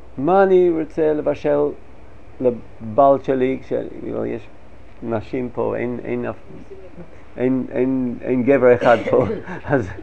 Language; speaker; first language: Hebrew; non-native, fluent; English